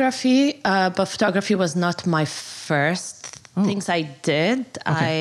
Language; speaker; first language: English; non-native, fluent; Arabic